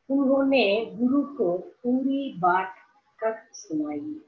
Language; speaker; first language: Hindi; non-native, local second language; Tamil